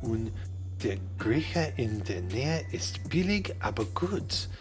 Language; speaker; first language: German; non-native, learner; English